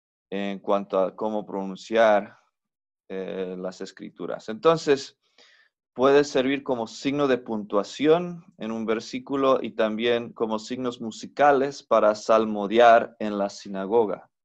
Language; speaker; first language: Spanish; non-native, fluent; English